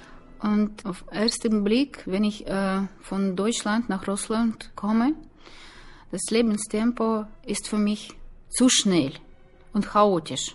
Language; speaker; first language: German; non-native, learner; Russian